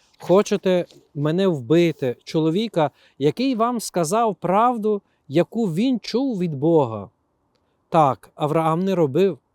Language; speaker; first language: Ukrainian; native; Ukrainian